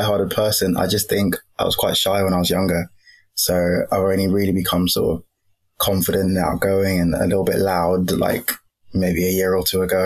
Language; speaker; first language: English; native; English